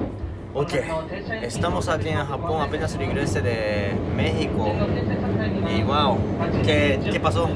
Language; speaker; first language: Spanish; non-native, learner; Japanese